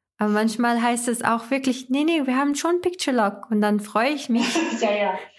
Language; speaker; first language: German; non-native, fluent; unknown